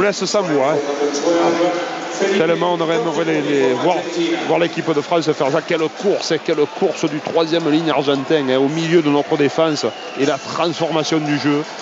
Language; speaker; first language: French; native; French